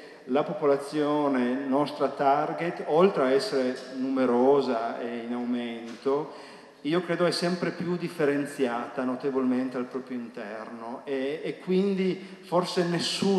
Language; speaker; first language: Italian; native; Italian